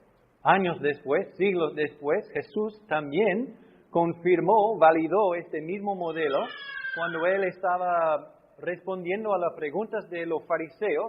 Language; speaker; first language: Spanish; non-native, fluent; English